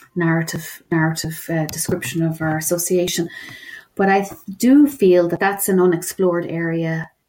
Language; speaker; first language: English; native; English